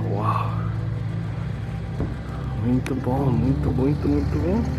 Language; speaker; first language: Portuguese; non-native, learner; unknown